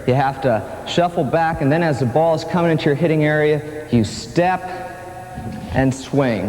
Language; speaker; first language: English; native; English